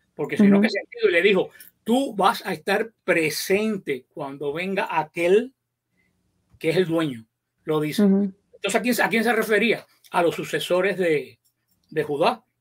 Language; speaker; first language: Spanish; native; Spanish